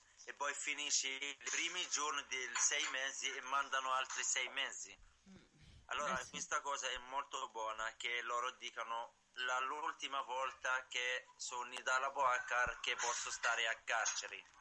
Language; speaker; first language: Italian; non-native, learner; Arabic